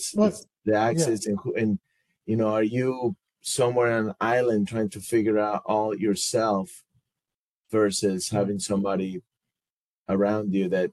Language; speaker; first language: English; non-native, fluent; Spanish